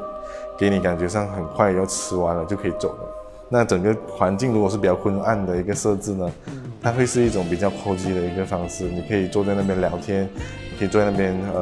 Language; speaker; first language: Chinese; native; Chinese